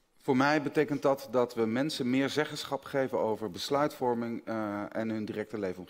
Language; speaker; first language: Dutch; native; Dutch